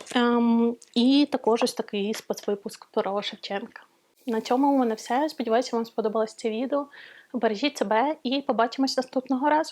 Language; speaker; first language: Ukrainian; non-native, local second language; Russian